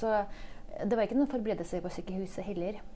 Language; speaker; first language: Norwegian; non-native, fluent; Ukrainian